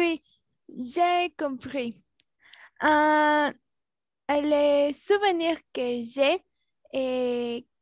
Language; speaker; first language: French; non-native, learner; Spanish